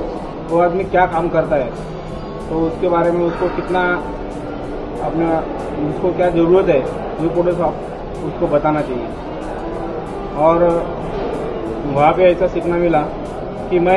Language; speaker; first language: Hindi; non-native, local second language; Marathi